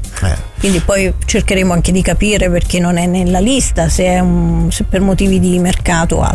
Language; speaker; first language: Italian; native; Italian